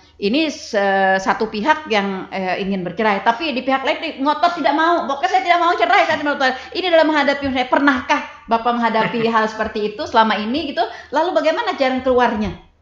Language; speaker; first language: Indonesian; non-native, local second language; Banjar